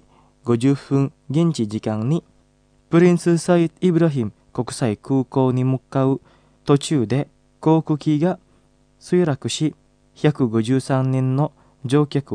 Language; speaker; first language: Japanese; non-native, fluent; Indonesian